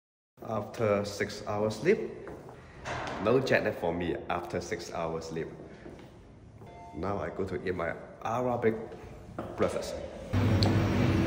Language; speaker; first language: English; non-native, learner; Cantonese